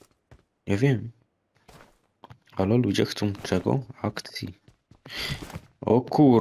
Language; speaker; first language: Polish; native; Polish